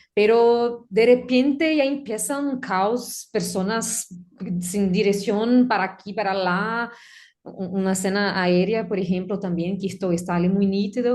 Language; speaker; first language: Spanish; non-native, learner; Portuguese